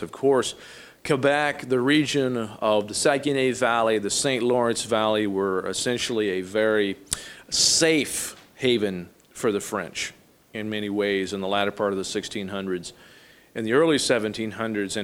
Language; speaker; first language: English; native; English